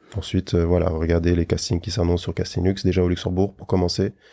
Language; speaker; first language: French; native; French